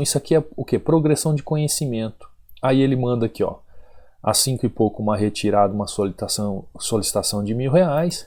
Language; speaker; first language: Portuguese; native; Portuguese